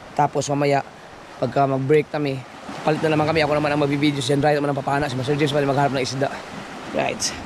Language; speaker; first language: Filipino; non-native, local second language; Cebuano